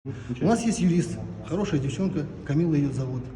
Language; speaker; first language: Russian; non-native, local second language; Kazakh